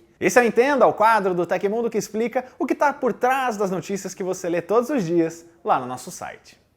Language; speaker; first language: Portuguese; native; Portuguese